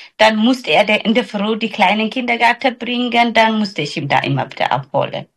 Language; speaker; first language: German; non-native, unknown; Somali